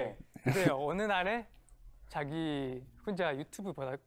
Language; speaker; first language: Korean; non-native, fluent; Chinese